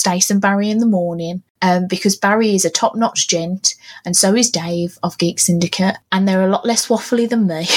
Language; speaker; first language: English; native; English